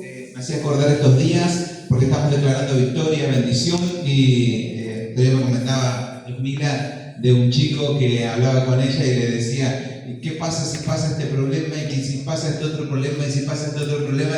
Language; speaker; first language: Spanish; native; Spanish